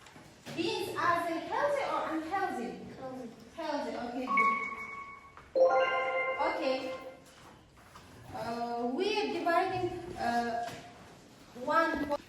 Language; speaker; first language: English; non-native, learner; Kazakh